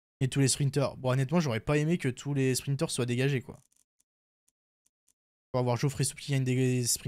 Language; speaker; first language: French; native; French